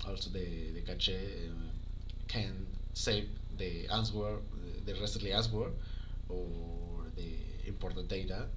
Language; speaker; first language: English; non-native, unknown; Spanish